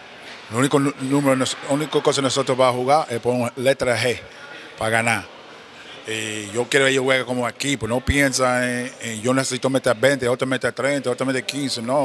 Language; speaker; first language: Spanish; non-native, learner; English